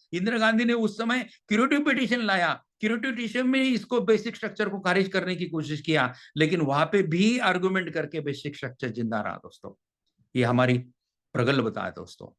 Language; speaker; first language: Hindi; non-native, local second language; Marathi